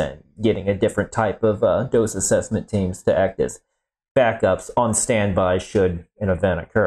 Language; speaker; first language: English; native; English